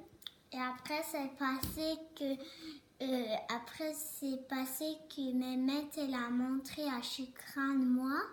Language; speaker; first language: French; early bilingual, other home language; Turkish